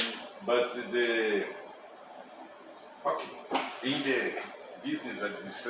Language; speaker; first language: English; non-native, learner; Portuguese